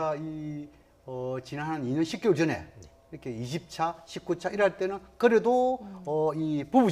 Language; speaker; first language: Korean; native; Korean